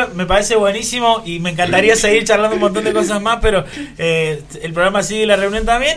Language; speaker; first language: Spanish; native; Spanish